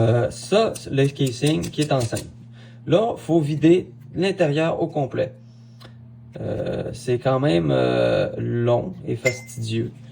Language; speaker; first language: French; native; French